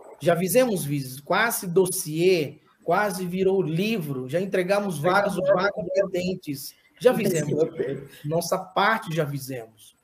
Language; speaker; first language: Portuguese; non-native, local second language; Yanomámi